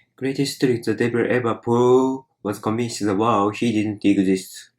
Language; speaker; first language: English; non-native, learner; Japanese